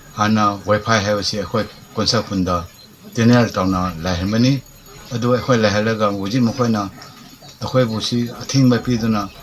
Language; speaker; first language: Manipuri; non-native, local second language; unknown